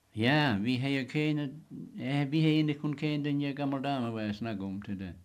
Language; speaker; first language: Danish; native; Danish